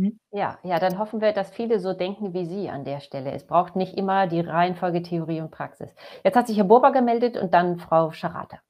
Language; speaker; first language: German; native; German